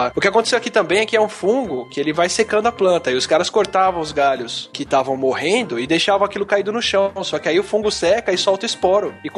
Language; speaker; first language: Portuguese; native; Portuguese